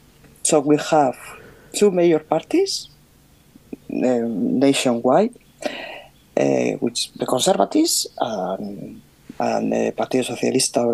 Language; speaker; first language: English; non-native, fluent; Spanish